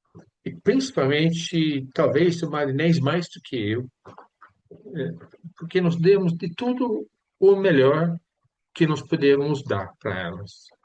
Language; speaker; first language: Portuguese; non-native, fluent; Swedish